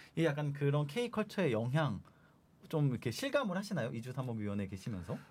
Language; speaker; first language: Korean; native; Korean